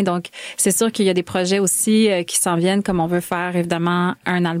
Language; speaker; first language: French; early bilingual, other home language; Spanish